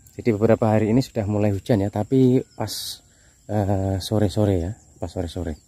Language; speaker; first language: Indonesian; non-native, local second language; Javanese